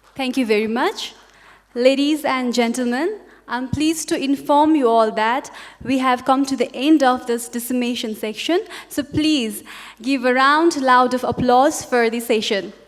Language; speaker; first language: English; non-native, local second language; Nepali